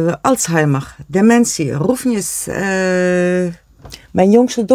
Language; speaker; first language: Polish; non-native, learner; Dutch